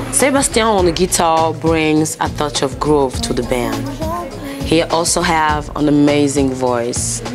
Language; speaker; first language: English; early bilingual, other home language; Lingala